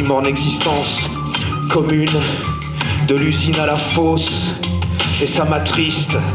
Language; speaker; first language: French; native; French